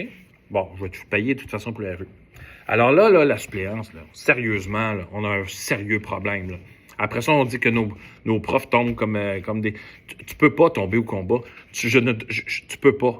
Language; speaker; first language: French; native; French